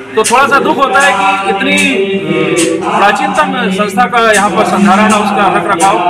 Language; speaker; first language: Hindi; native; Hindi